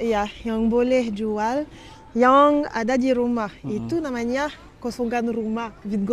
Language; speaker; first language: Indonesian; non-native, learner; Arabic